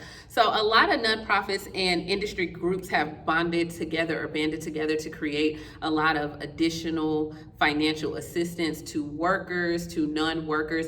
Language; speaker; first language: English; native; English